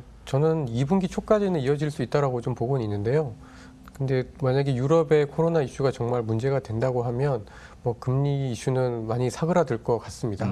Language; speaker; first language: Korean; native; Korean